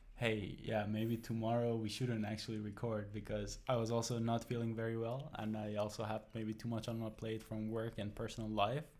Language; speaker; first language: English; non-native, fluent; Persian